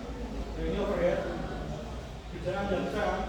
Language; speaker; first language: Indonesian; native; Indonesian